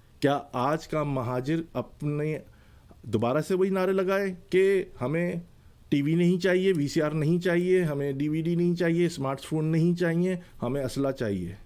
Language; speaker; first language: Urdu; native; Urdu